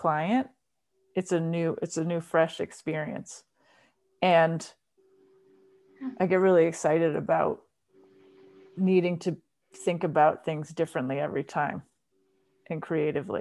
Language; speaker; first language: English; native; English